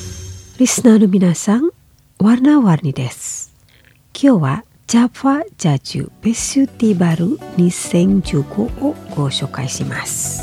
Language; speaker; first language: Japanese; non-native, fluent; Indonesian